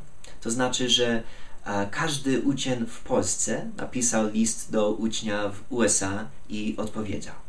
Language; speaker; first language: Polish; non-native, fluent; English